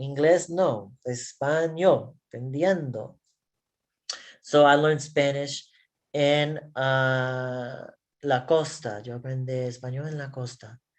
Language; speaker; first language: Spanish; non-native, learner; English